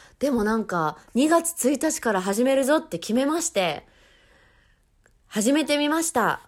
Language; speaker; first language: Japanese; native; Japanese